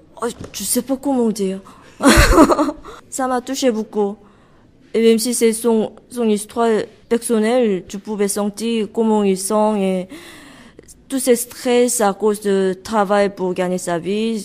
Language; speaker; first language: French; non-native, learner; Korean